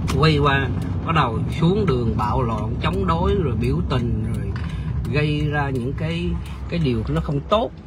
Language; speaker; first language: Vietnamese; native; Vietnamese